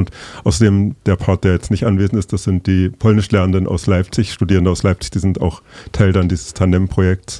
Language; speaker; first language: German; native; German